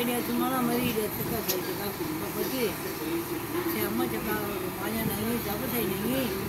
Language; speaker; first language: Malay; non-native, local second language; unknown